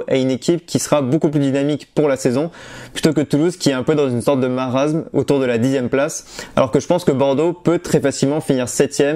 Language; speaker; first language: French; native; French